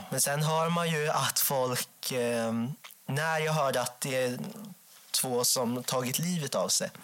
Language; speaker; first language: Swedish; native; Swedish